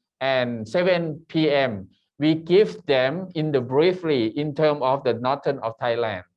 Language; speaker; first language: English; non-native, learner; Thai